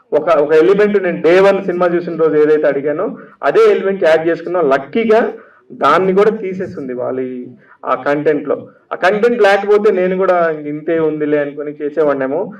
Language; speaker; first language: Telugu; native; Telugu